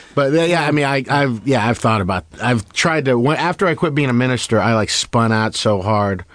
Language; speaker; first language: English; native; English